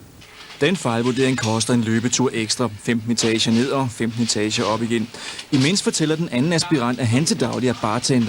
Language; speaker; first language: Danish; native; Danish